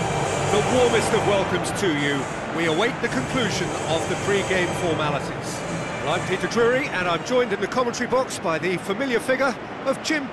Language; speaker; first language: English; native; English